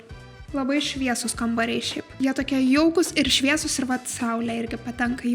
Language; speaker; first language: Lithuanian; native; Lithuanian